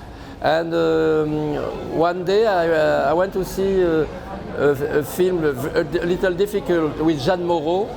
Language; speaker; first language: English; non-native, fluent; French